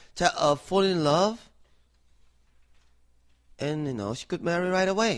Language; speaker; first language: English; non-native, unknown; Korean